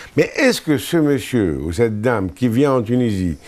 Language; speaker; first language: French; non-native, local second language; Arabic